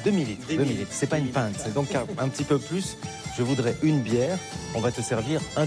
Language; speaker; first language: French; native; French